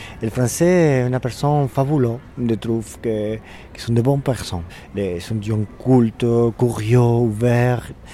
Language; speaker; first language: French; non-native, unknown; Spanish